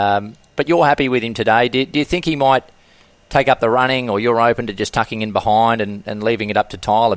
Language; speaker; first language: English; native; English